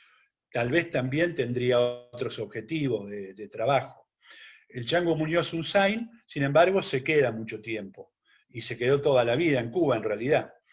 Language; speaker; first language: Spanish; native; Spanish